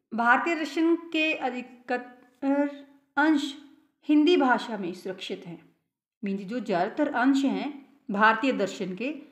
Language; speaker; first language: Hindi; non-native, local second language; Punjabi